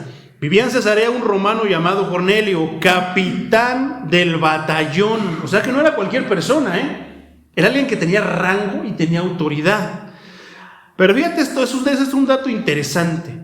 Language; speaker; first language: Spanish; native; Spanish